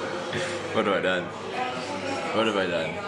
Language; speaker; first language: English; native; English